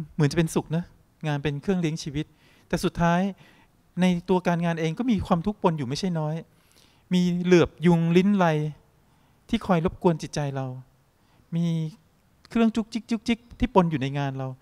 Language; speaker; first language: Thai; native; Thai